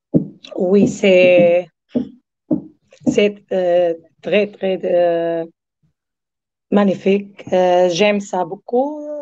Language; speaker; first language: French; non-native, learner; Arabic